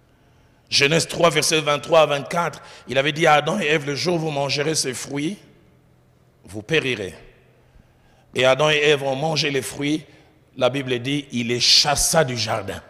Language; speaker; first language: French; non-native, local second language; Lingala